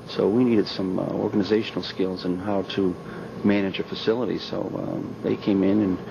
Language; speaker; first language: English; native; English